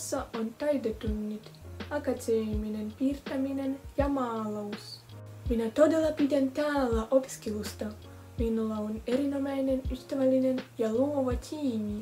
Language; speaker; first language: Finnish; non-native, learner; Russian